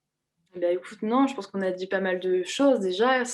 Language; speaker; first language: French; native; French